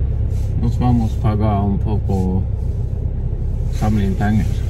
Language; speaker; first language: Portuguese; non-native, learner; Norwegian